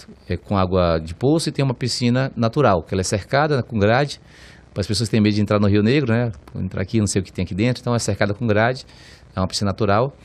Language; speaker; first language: Portuguese; native; Portuguese